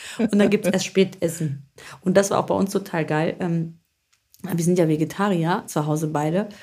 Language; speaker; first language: German; early bilingual, other home language; Greek